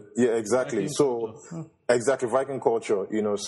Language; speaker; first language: English; non-native, local second language; Yoruba